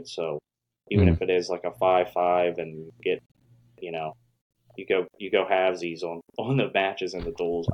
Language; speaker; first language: English; native; English